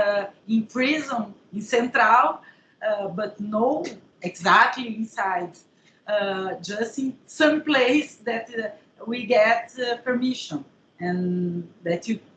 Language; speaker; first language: English; non-native, learner; Portuguese